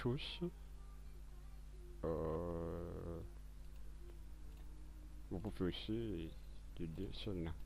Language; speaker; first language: French; non-native, local second language; Malagasy